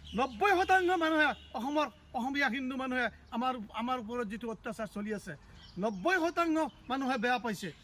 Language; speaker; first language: Assamese; non-native, local second language; Bangla